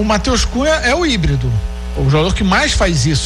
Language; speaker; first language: Portuguese; native; Portuguese